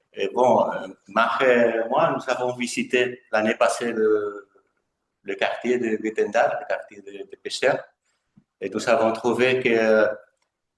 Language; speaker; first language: French; non-native, fluent; Spanish